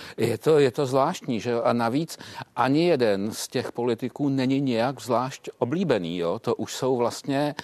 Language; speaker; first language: Czech; native; Czech